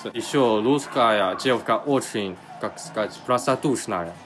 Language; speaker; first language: Russian; non-native, learner; Chinese